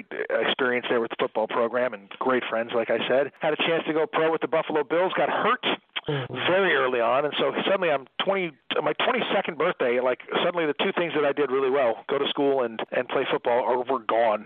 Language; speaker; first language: English; native; English